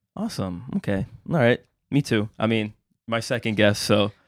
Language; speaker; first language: English; early bilingual, other home language; Spanish